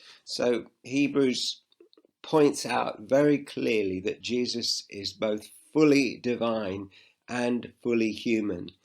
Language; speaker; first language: English; native; English